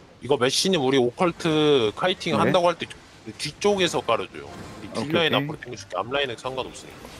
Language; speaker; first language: Korean; native; Korean